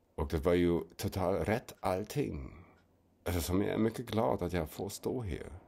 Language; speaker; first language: Swedish; non-native, fluent; German